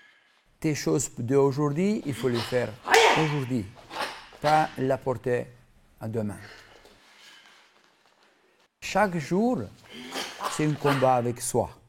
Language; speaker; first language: French; non-native, fluent; Macedonian